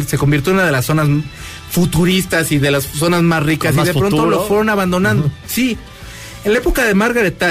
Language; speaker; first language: Spanish; native; Spanish